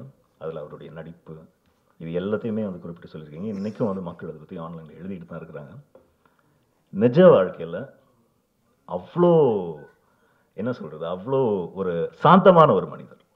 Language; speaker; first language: Tamil; native; Tamil